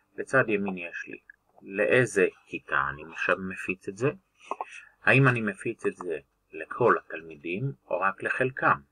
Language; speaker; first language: Hebrew; native; Hebrew